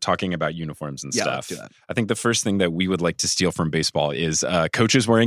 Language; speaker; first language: English; native; English